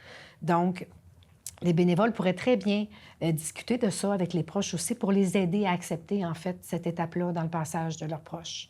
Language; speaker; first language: French; native; French